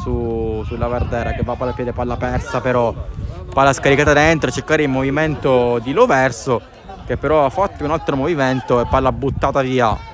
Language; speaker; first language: Italian; native; Italian